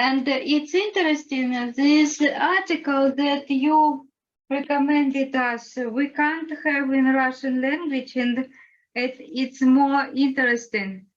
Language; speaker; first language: English; non-native, learner; Russian